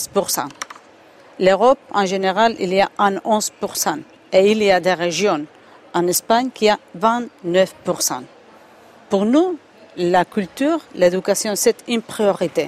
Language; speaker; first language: French; non-native, fluent; Spanish